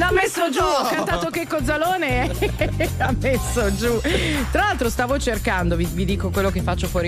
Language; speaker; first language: Italian; native; Italian